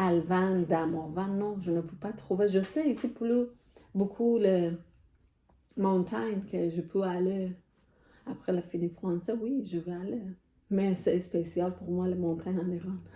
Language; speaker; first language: French; non-native, learner; Persian